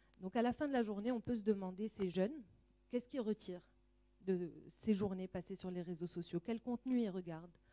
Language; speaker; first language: French; non-native, local second language; Arabic